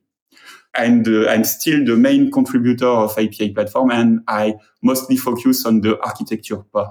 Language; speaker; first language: English; non-native, fluent; French